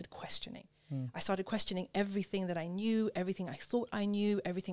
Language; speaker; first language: English; native; English